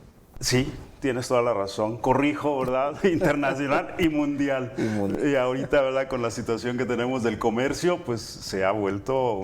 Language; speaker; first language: Spanish; native; Spanish